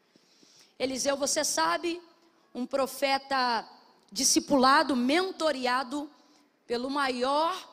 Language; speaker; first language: Portuguese; native; Portuguese